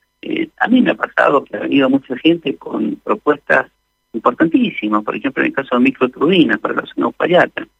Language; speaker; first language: Spanish; native; Spanish